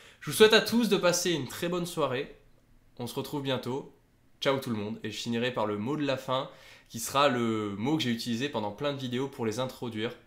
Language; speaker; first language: French; native; French